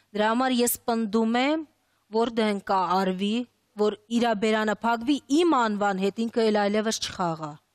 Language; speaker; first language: Armenian; early bilingual, other home language; Russian